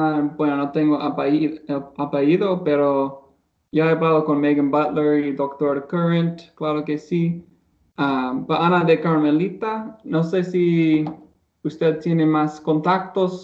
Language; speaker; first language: Spanish; non-native, learner; English